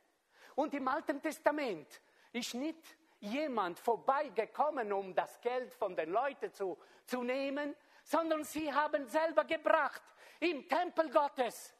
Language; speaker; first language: German; non-native, fluent; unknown